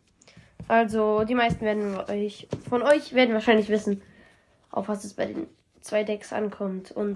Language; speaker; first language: German; native; German